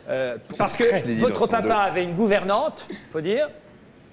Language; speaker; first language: French; native; French